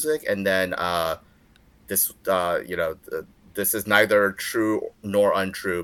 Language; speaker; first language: English; early bilingual, other home language; Chinese